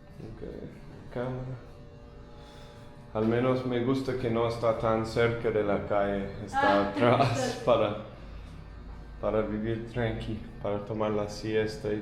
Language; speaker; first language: Spanish; non-native, learner; English